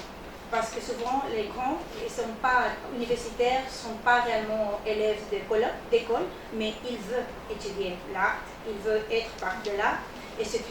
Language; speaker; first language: French; non-native, learner; Spanish